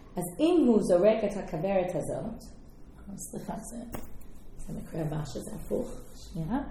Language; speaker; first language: Hebrew; non-native, fluent; English